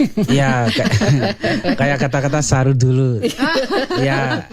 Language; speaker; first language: Indonesian; non-native, learner; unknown